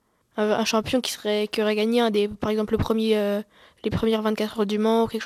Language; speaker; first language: French; native; French